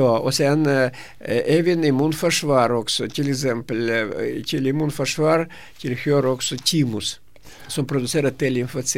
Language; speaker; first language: Swedish; non-native, fluent; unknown